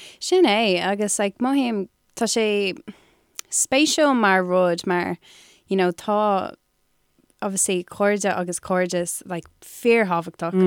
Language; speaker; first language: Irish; non-native, local second language; English